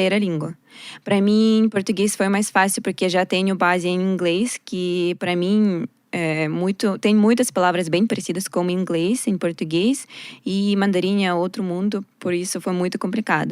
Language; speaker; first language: Portuguese; non-native, learner; Russian